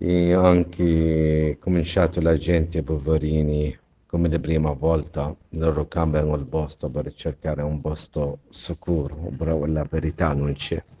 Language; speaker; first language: Italian; non-native, learner; Arabic